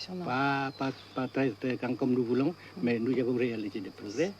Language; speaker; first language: French; non-native, fluent; Vietnamese